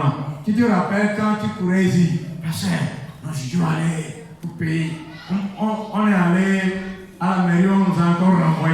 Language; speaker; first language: French; non-native, local second language; Ewe